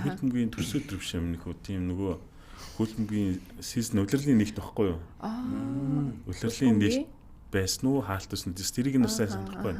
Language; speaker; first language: Mongolian; native; Mongolian